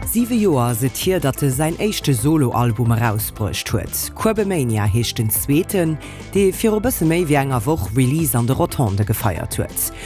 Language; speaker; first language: Luxembourgish; native; Luxembourgish